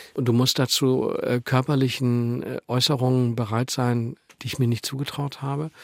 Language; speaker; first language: German; native; German